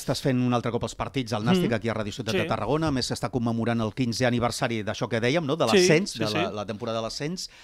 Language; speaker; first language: Catalan; native; Catalan